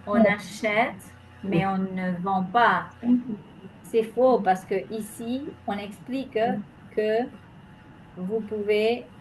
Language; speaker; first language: French; non-native, fluent; Spanish